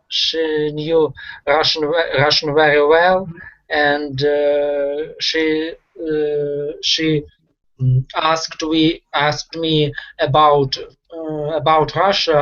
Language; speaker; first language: English; non-native, learner; Russian